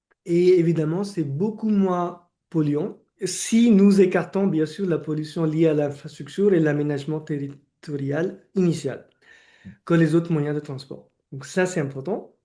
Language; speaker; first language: French; non-native, fluent; Marathi